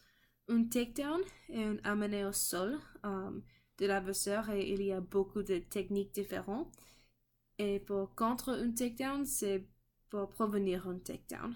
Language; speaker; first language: French; non-native, learner; English